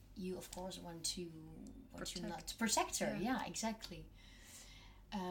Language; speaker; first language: English; non-native, fluent; Dutch